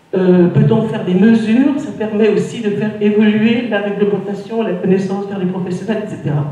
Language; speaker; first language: French; native; French